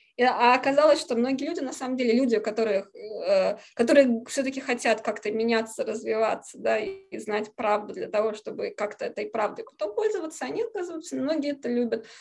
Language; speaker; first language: Russian; native; Russian